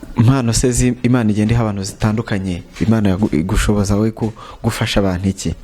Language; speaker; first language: Kinyarwanda; native; Kinyarwanda